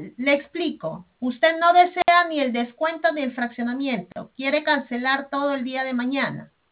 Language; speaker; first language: Spanish; native; Spanish